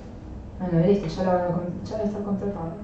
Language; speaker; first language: Korean; non-native, learner; Spanish